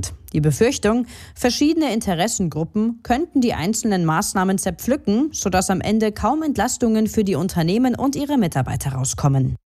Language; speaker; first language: German; native; German